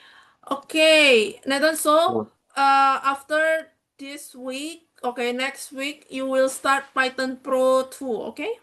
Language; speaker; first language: English; non-native, fluent; Indonesian